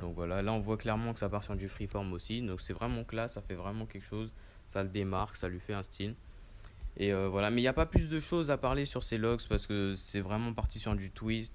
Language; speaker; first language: French; native; French